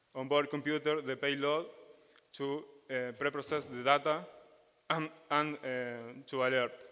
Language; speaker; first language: English; non-native, fluent; Spanish